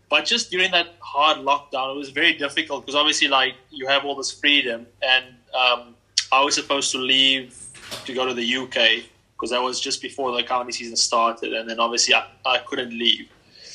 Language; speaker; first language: English; native; English